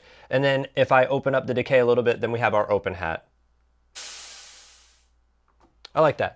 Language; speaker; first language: English; native; English